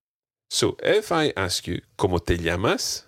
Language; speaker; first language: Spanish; non-native, fluent; English